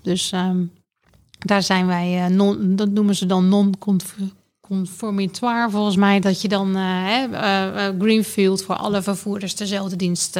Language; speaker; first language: Dutch; native; Dutch